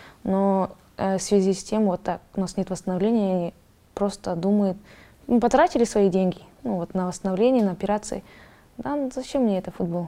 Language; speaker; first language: Russian; non-native, local second language; Kazakh